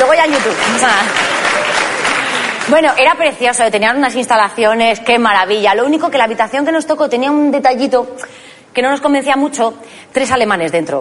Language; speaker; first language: Spanish; native; Spanish